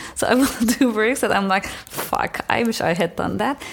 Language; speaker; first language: English; non-native, fluent; Turkish